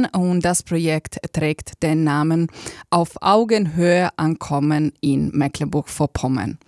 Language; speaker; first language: German; native; German